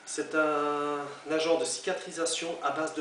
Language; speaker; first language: French; native; French